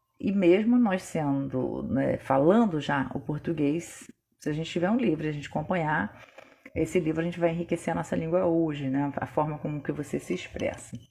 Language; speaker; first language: Portuguese; native; Portuguese